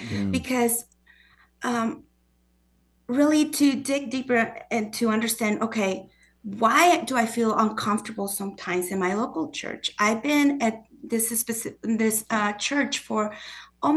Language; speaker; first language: English; non-native, fluent; Spanish